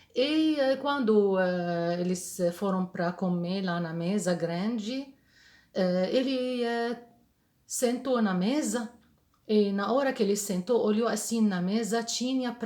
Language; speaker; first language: Portuguese; non-native, fluent; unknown